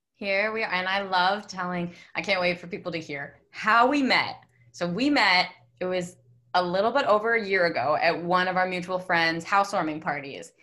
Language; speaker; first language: English; native; English